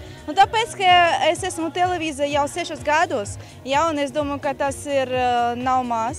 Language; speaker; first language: Latvian; non-native, local second language; Russian